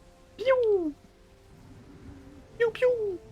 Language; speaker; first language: French; native; French